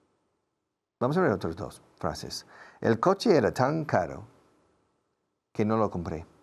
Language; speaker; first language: Spanish; non-native, fluent; English